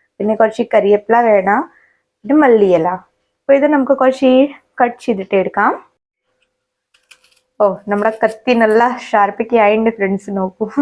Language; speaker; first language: Malayalam; non-native, local second language; Hindi